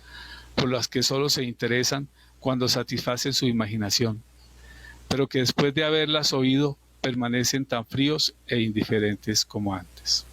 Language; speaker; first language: Spanish; native; Spanish